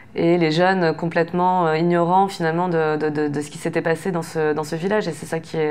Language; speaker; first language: French; native; French